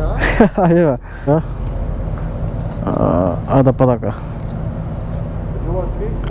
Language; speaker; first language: Arabic; non-native, learner; Bangla